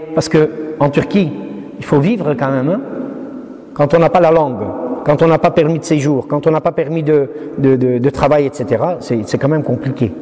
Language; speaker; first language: French; non-native, fluent; Syriac